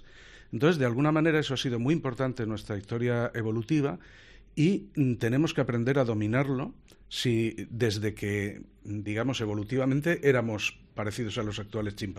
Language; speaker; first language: Spanish; native; Spanish